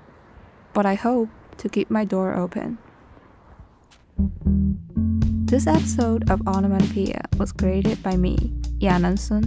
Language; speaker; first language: English; non-native, fluent; Chinese